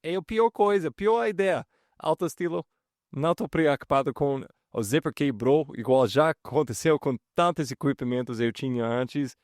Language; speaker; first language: Portuguese; non-native, fluent; English